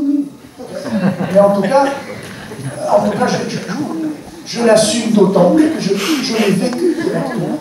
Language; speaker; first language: French; native; French